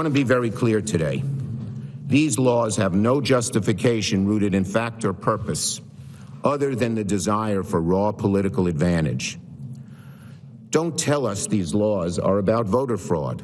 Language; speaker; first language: English; native; English